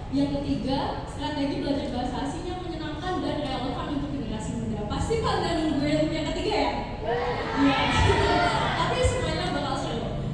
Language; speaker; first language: Indonesian; native; Indonesian